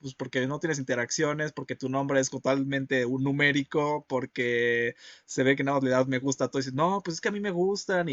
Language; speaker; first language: Spanish; native; Spanish